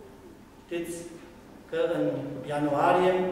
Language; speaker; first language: Romanian; non-native, local second language; German